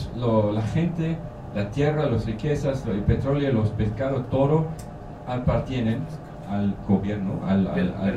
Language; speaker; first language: Spanish; non-native, learner; German